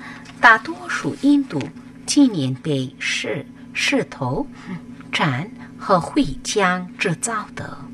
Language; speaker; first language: Chinese; non-native, fluent; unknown